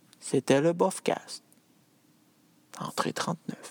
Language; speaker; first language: French; native; French